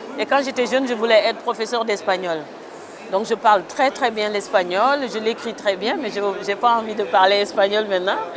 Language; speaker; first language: French; non-native, local second language; Wolof